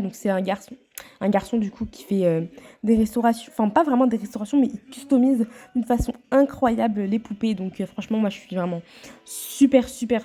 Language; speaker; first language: French; native; French